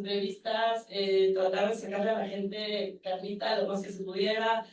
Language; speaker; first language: Spanish; native; Spanish